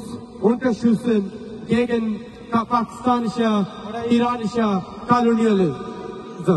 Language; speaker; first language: German; non-native, learner; Baluchi